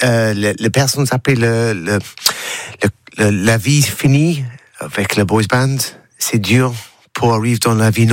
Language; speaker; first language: French; non-native, learner; English